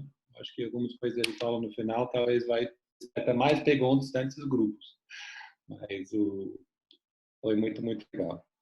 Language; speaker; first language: Portuguese; non-native, fluent; English